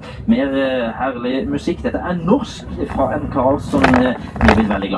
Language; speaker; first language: Norwegian; native; Norwegian